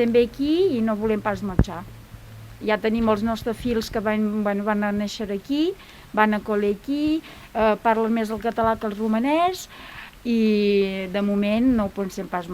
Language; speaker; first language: Catalan; non-native, fluent; Romanian